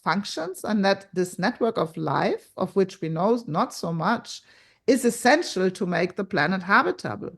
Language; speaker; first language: English; non-native, fluent; German